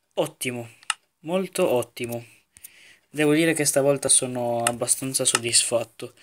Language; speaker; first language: Italian; native; Italian